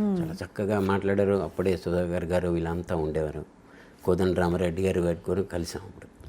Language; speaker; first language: Telugu; native; Telugu